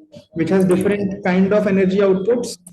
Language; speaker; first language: English; non-native, local second language; Hindi